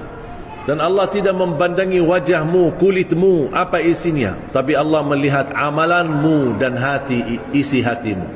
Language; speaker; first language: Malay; non-native, fluent; Arabic